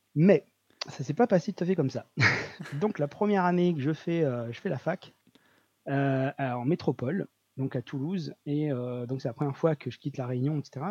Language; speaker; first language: French; native; French